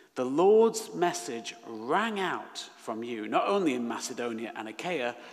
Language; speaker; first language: English; native; English